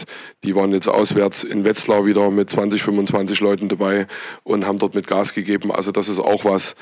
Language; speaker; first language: German; native; German